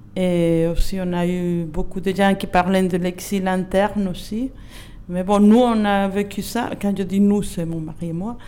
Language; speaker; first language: French; non-native, fluent; Spanish